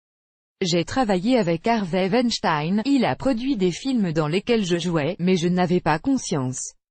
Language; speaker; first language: French; native; French